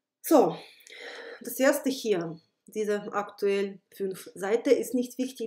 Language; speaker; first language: German; non-native, fluent; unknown